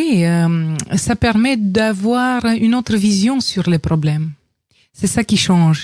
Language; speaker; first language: French; non-native, fluent; Romanian